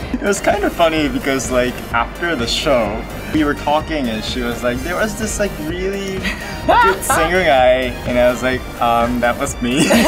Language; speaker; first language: English; non-native, fluent; Japanese